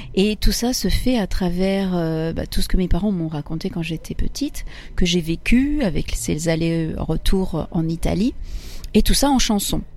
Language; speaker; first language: French; early bilingual, other home language; Italian